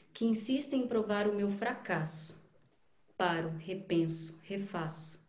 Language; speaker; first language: Portuguese; native; Portuguese